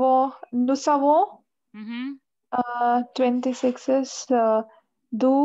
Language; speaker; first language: French; non-native, learner; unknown